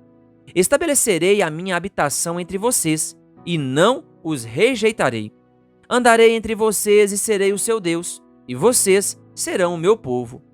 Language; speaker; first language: Portuguese; native; Portuguese